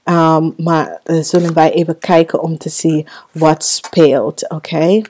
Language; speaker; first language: Dutch; non-native, fluent; English